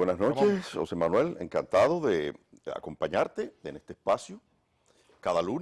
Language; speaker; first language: Spanish; native; Spanish